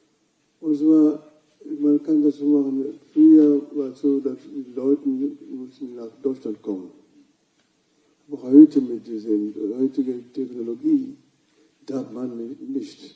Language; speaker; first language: German; non-native, learner; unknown